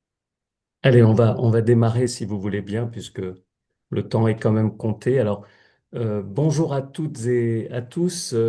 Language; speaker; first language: French; native; French